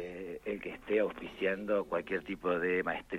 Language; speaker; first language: Spanish; native; Spanish